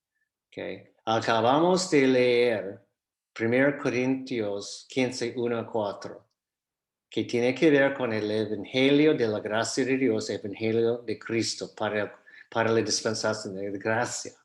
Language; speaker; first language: Spanish; non-native, fluent; English